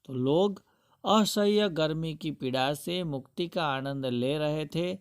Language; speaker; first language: Hindi; non-native, local second language; Gujarati